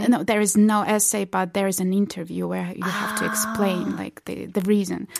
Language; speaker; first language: English; non-native, fluent; Belarusian